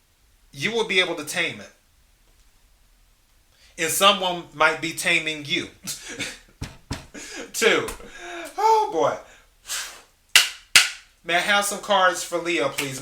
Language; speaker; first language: English; native; English